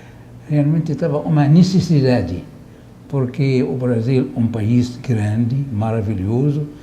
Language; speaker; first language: Portuguese; non-native, fluent; Arabic